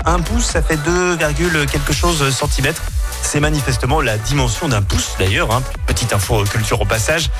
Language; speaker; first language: French; native; French